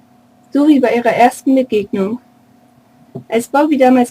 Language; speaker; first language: German; native; German